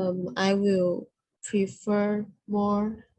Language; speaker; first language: English; non-native, learner; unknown